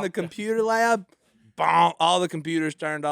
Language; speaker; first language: English; native; English